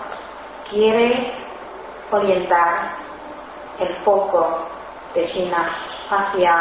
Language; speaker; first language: Spanish; non-native, fluent; Chinese